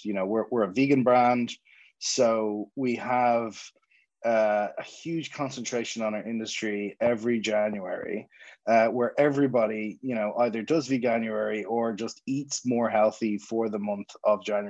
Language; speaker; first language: English; native; English